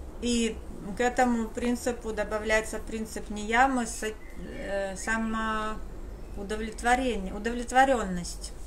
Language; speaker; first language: Russian; native; Russian